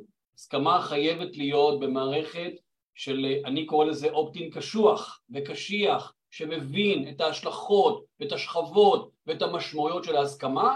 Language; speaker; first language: Hebrew; native; Hebrew